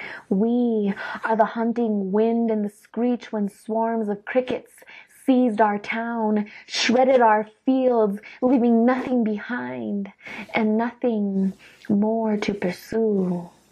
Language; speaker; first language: English; early bilingual, other home language; Spanish